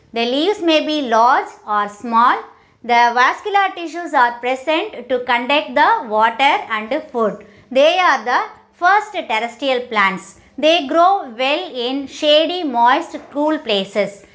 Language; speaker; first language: English; non-native, local second language; Tamil